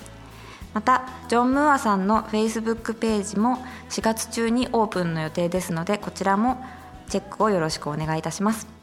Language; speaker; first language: Japanese; native; Japanese